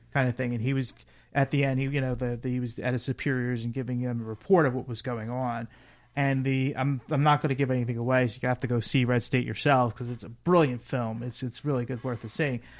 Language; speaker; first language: English; native; English